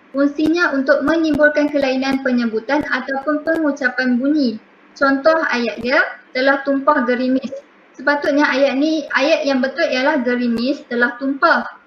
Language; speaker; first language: Malay; native; Malay